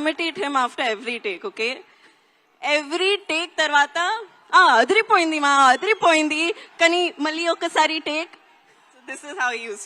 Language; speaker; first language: Telugu; non-native, fluent; Hindi